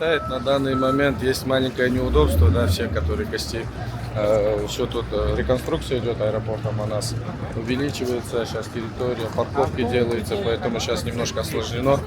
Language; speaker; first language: Russian; non-native, local second language; Kyrgyz